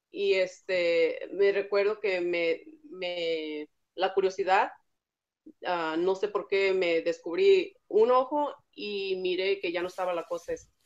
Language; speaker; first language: Spanish; native; Spanish